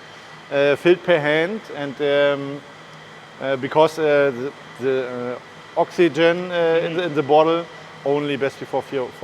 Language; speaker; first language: English; non-native, learner; German